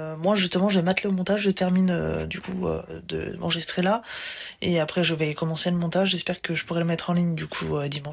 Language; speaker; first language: French; native; French